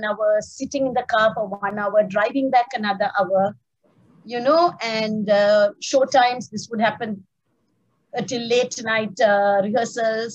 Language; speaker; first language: English; non-native, local second language; Tamil